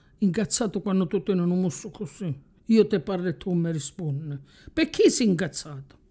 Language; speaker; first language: Italian; native; Italian